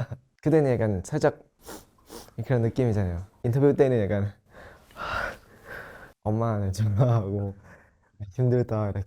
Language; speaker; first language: Korean; non-native, local second language; Thai